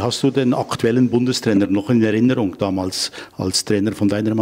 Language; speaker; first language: German; native; German